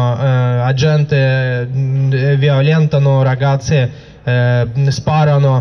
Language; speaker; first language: Italian; non-native, learner; Russian